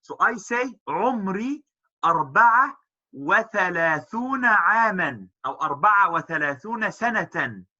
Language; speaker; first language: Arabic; non-native, fluent; English